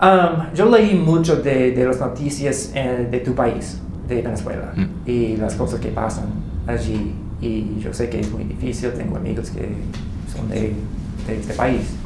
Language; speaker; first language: Spanish; non-native, learner; English